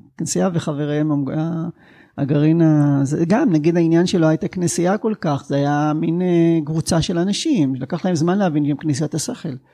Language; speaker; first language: Hebrew; native; Hebrew